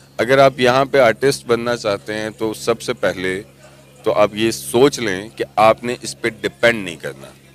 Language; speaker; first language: Urdu; non-native, local second language; Punjabi